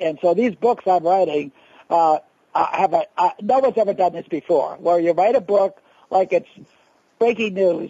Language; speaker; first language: English; native; English